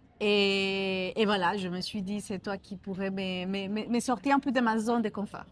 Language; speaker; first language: French; non-native, fluent; Spanish